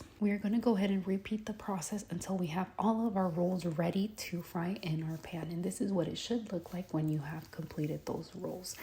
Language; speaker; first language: English; early bilingual, other home language; Spanish